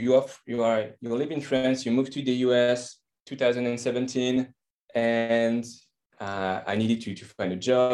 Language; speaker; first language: English; non-native, fluent; French